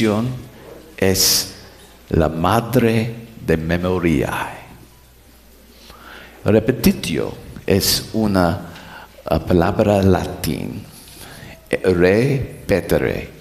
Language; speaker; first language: Spanish; non-native, learner; English